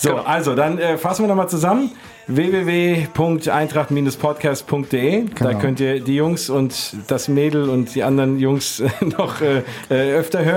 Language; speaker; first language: German; native; German